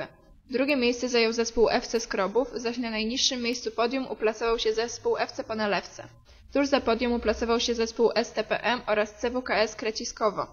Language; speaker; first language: Polish; native; Polish